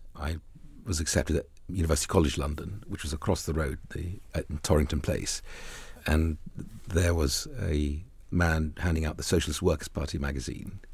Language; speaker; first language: English; early bilingual, other home language; Arabic